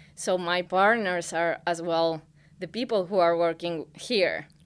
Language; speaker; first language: English; non-native, fluent; Spanish